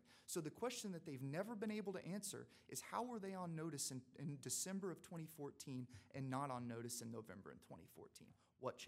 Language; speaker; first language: English; native; English